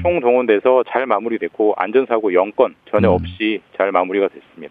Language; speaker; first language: Korean; native; Korean